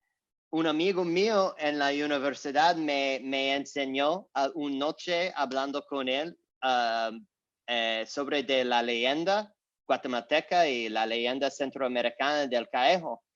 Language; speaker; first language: Spanish; non-native, learner; English